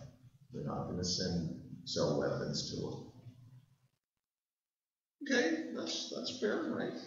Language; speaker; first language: English; native; English